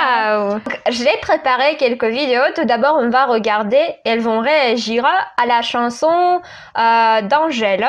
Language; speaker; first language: French; non-native, fluent; Russian